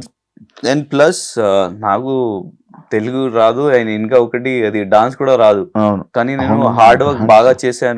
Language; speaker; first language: Telugu; non-native, learner; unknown